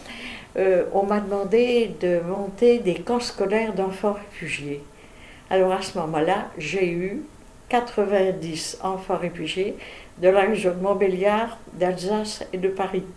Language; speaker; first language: French; native; French